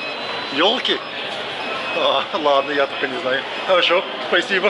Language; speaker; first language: Russian; non-native, learner; English